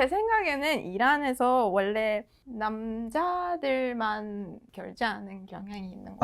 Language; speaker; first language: Korean; non-native, learner; Persian